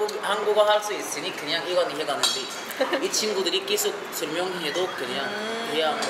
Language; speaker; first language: Korean; non-native, learner; Arabic